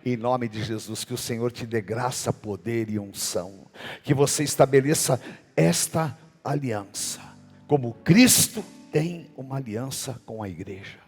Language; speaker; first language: Portuguese; native; Portuguese